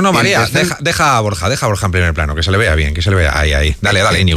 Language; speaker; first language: Spanish; native; Spanish